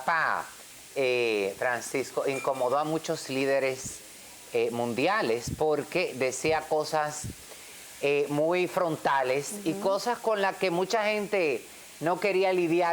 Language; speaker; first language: Spanish; native; Spanish